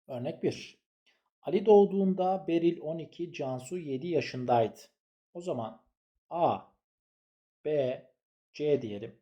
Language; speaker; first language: Turkish; native; Turkish